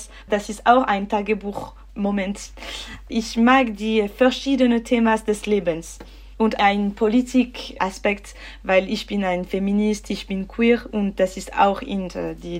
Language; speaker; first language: German; non-native, learner; French